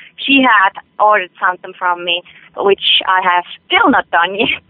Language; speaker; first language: English; non-native, fluent; Swiss German